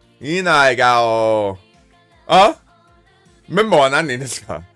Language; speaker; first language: Japanese; non-native, learner; English